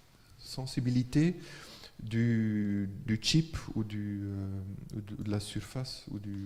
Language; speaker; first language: French; non-native, local second language; Dutch